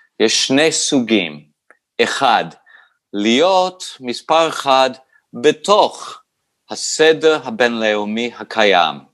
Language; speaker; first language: Hebrew; non-native, fluent; English